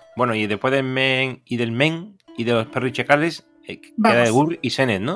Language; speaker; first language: Spanish; native; Spanish